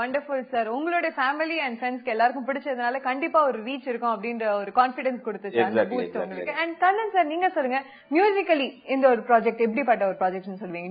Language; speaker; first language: Tamil; native; Tamil